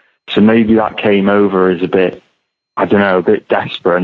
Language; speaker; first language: English; native; English